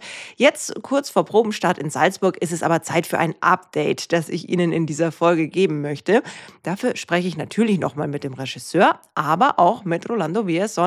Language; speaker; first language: German; native; German